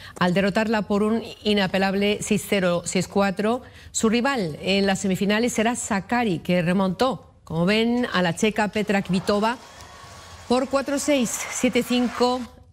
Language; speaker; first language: Spanish; non-native, fluent; Arabic